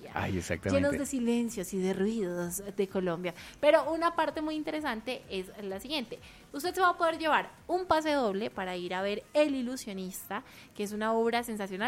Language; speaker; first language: Spanish; native; Spanish